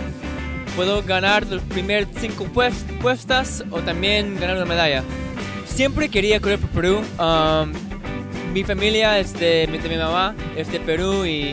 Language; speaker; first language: Spanish; early bilingual, heritage; English